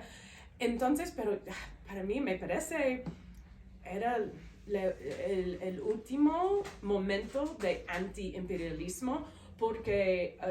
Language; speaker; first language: Spanish; non-native, learner; English